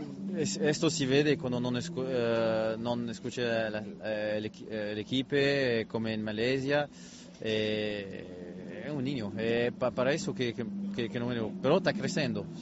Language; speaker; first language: Spanish; non-native, learner; French